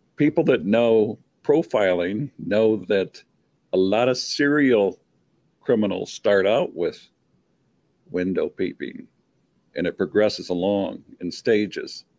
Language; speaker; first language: English; native; English